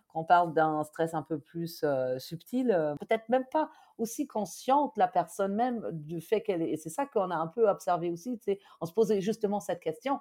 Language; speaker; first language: French; non-native, fluent; German